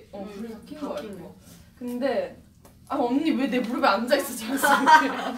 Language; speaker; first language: Korean; native; Korean